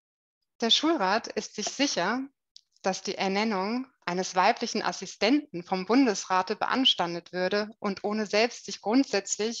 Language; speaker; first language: German; native; German